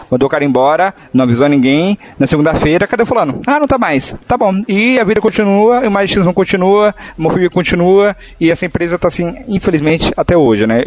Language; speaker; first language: Portuguese; native; Portuguese